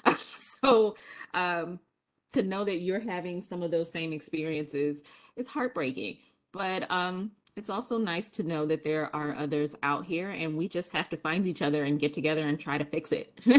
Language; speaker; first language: English; native; English